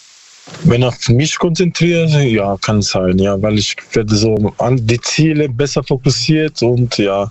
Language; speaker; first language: German; non-native, learner; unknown